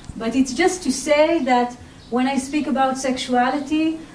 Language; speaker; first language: English; non-native, fluent; Hebrew